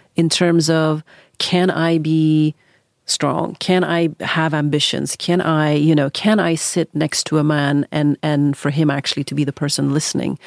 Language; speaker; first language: English; early bilingual, other home language; Norwegian